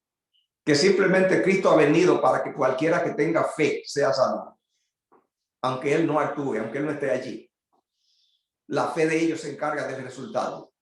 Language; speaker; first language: Spanish; native; Spanish